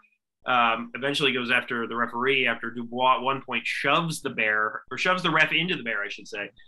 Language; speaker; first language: English; native; English